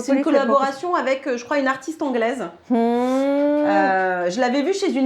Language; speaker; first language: French; native; French